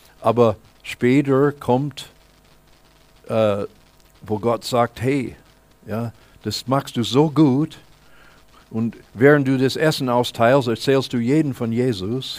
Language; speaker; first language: German; non-native, fluent; English